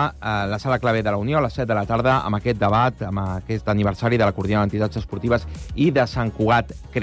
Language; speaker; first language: Catalan; native; Catalan